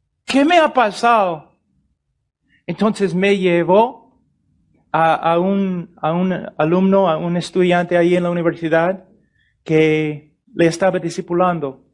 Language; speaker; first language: Spanish; non-native, fluent; English